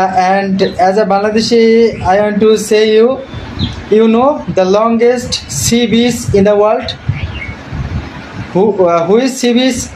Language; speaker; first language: English; non-native, learner; Bangla